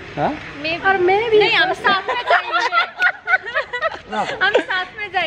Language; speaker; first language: Hindi; non-native, learner; Bangla